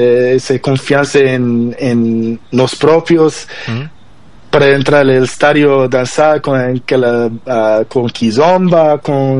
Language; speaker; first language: Spanish; non-native, learner; Portuguese